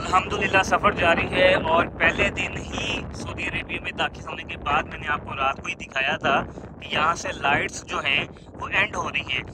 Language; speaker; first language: Urdu; non-native, local second language; Punjabi